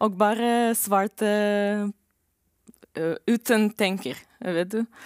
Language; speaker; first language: Norwegian; non-native, learner; Romanian